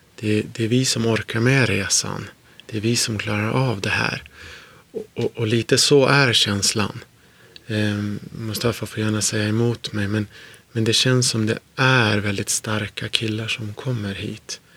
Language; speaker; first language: Swedish; native; Swedish